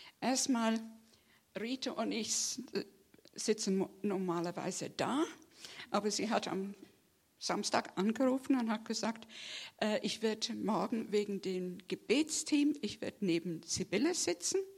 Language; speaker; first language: German; non-native, fluent; English